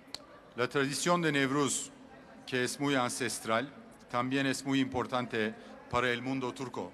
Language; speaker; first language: Spanish; non-native, learner; Turkish